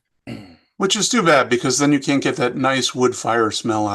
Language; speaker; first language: English; native; English